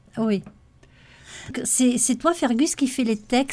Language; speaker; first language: French; native; French